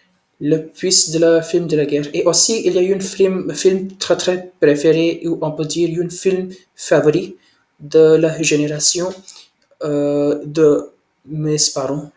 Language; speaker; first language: French; non-native, learner; Hindi